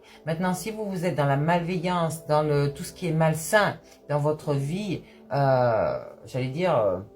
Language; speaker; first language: French; native; French